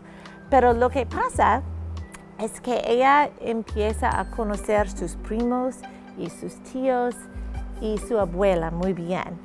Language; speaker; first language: Spanish; non-native, fluent; English